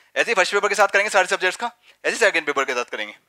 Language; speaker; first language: Hindi; native; Hindi